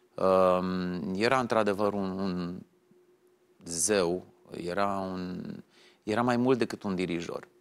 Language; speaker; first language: Romanian; native; Romanian